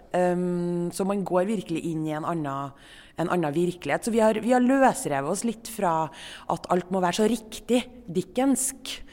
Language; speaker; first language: Norwegian; native; Norwegian